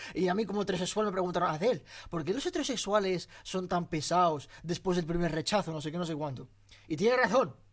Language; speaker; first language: Spanish; early bilingual, other home language; Arabic